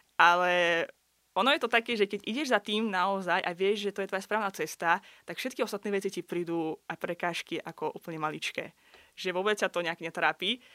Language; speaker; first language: Slovak; non-native, fluent; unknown